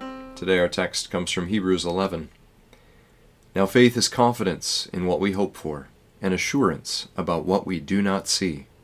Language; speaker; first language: English; native; English